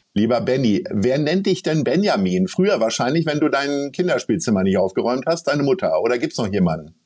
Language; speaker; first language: German; native; German